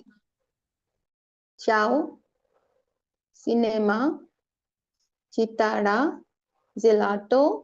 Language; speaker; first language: Italian; non-native, learner; Bangla